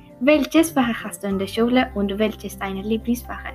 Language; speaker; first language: German; non-native, learner; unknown